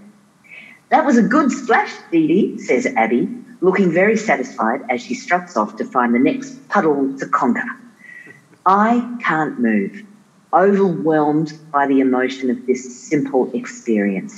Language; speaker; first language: English; native; English